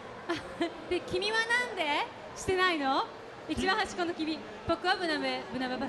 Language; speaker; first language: Japanese; native; Japanese